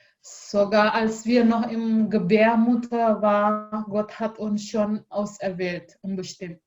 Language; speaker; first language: German; non-native, learner; Indonesian